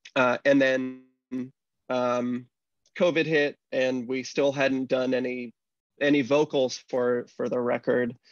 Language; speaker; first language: English; native; English